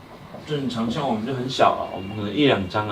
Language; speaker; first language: Chinese; native; Chinese